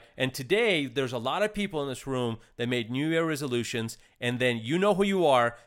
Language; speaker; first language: English; early bilingual, other home language; Russian